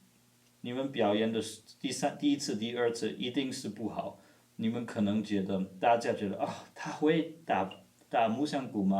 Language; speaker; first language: Chinese; non-native, fluent; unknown